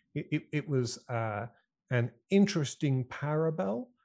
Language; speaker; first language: English; native; English